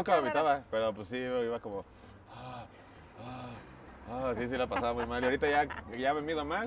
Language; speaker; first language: Spanish; native; Spanish